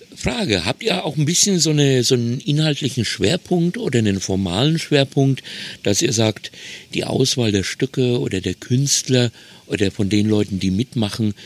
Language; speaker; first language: German; native; German